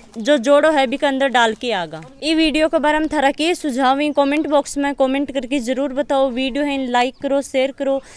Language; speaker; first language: Hindi; native; Hindi